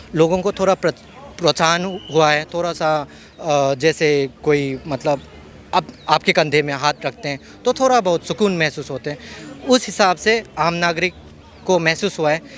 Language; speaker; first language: Hindi; non-native, local second language; Manipuri